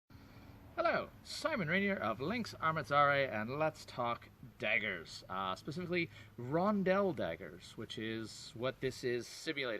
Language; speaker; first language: English; native; English